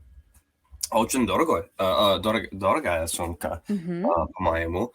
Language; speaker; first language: Russian; non-native, learner; English